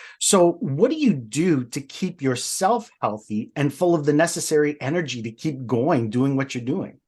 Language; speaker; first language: English; native; English